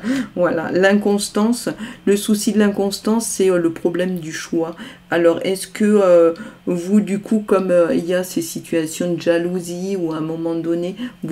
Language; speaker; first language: French; native; French